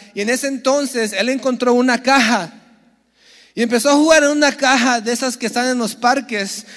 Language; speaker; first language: Spanish; early bilingual, heritage; Spanish